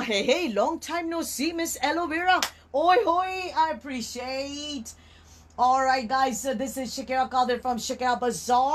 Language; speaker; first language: English; non-native, local second language; Urdu